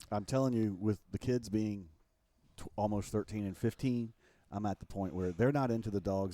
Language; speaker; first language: English; native; English